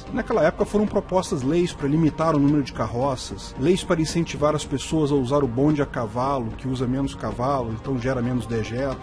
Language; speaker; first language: Portuguese; native; Portuguese